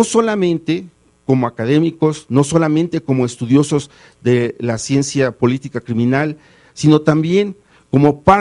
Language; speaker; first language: Spanish; native; Spanish